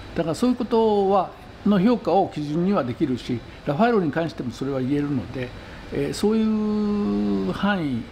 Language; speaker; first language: Japanese; native; Japanese